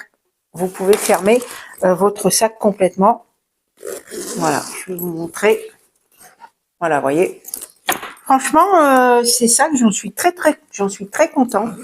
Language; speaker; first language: French; native; French